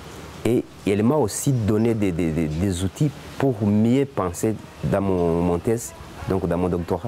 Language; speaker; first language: French; non-native, fluent; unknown